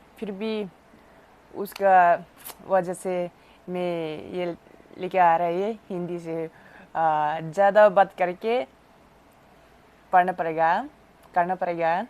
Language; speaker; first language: Hindi; non-native, local second language; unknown